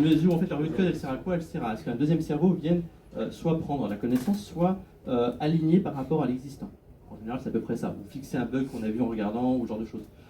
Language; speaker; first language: French; native; French